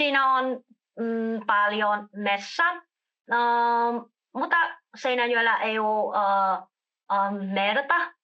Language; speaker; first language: Finnish; non-native, learner; Vietnamese